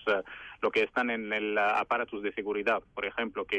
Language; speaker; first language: Spanish; non-native, fluent; Arabic